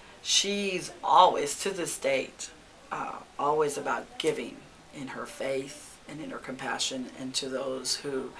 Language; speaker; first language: English; early bilingual, other home language; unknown